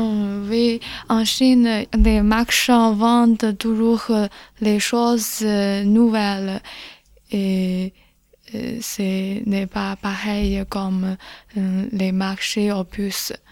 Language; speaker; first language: French; non-native, learner; Chinese